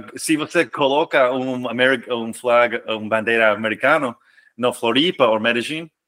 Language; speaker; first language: Portuguese; non-native, fluent; English